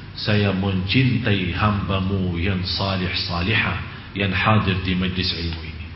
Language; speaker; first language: Indonesian; non-native, fluent; Arabic